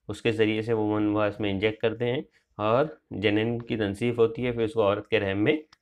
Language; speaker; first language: Urdu; native; Urdu